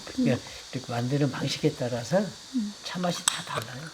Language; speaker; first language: Korean; native; Korean